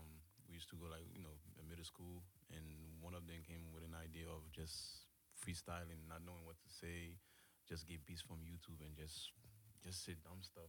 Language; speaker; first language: English; early bilingual, other home language; Haitian Creole